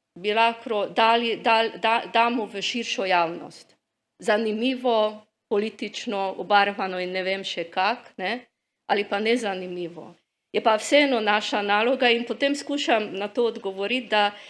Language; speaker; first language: Slovenian; non-native, local second language; Hungarian